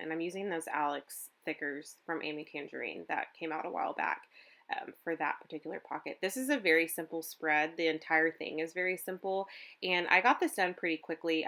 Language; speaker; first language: English; native; English